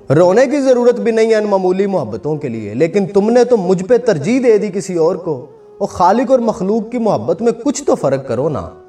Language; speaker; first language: Urdu; non-native, local second language; Punjabi